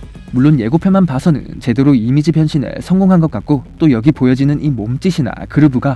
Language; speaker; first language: Korean; native; Korean